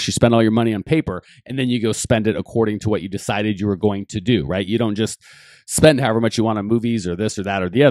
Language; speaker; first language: English; native; English